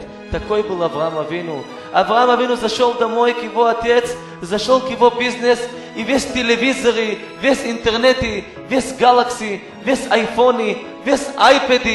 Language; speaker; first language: Russian; non-native, learner; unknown